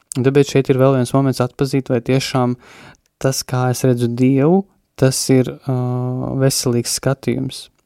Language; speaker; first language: Latvian; native; Latvian